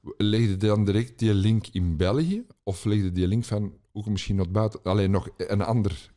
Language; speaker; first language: Dutch; native; Dutch